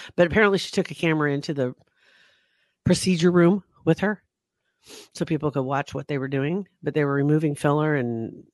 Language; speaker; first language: English; native; English